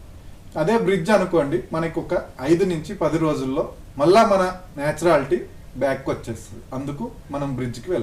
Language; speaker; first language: Telugu; native; Telugu